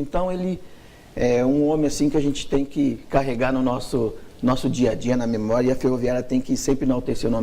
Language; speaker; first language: Portuguese; native; Portuguese